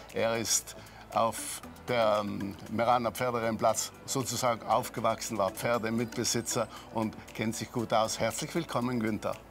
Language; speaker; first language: German; native; German